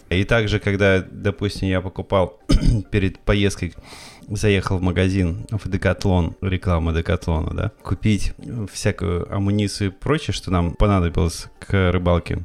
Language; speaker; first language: Russian; native; Russian